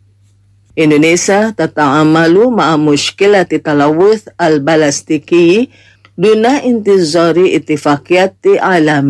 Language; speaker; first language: Arabic; non-native, fluent; Indonesian